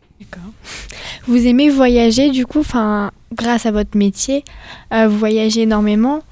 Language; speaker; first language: French; native; French